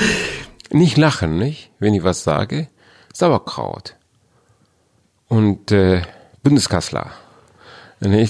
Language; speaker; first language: German; non-native, fluent; Persian